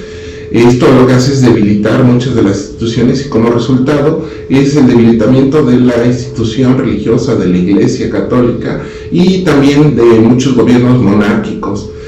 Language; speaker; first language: Spanish; native; Spanish